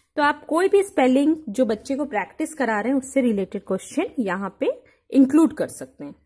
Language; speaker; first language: Hindi; native; Hindi